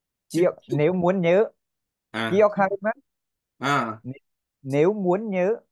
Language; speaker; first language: Korean; non-native, learner; Vietnamese